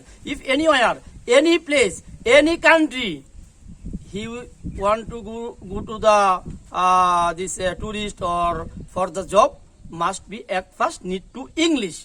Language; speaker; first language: English; non-native, learner; Bangla